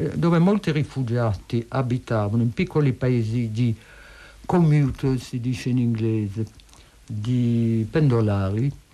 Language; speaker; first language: Italian; early bilingual, heritage; Italian